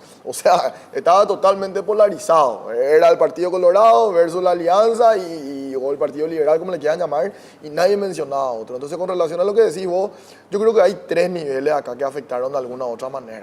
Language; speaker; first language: Spanish; native; Spanish